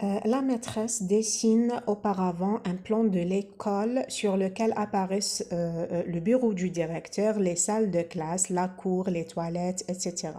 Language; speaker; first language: French; non-native, local second language; Arabic